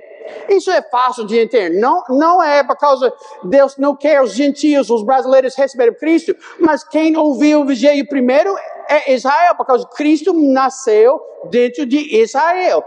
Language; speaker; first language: Portuguese; non-native, fluent; English